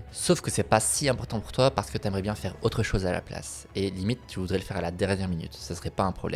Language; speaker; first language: French; native; French